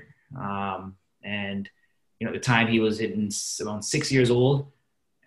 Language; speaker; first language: English; native; English